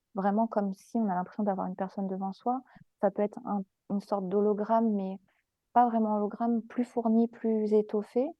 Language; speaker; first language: French; native; French